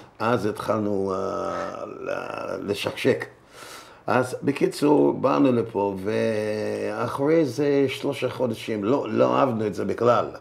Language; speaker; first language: Hebrew; non-native, fluent; English